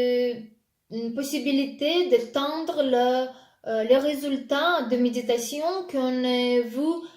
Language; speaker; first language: French; non-native, fluent; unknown